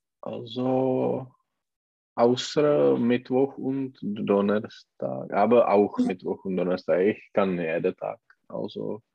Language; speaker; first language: German; non-native, learner; Czech